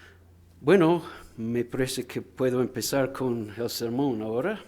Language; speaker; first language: Spanish; non-native, fluent; English